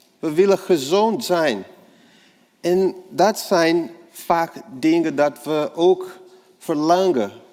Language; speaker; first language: Dutch; non-native, fluent; Portuguese